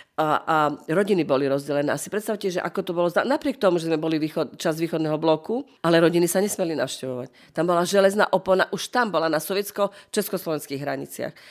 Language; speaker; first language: Slovak; non-native, local second language; Rusyn